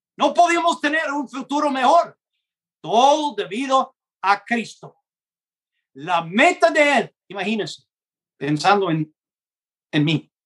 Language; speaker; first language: Spanish; non-native, fluent; English